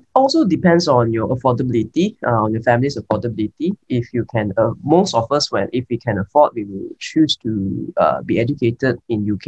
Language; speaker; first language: English; non-native, local second language; Cantonese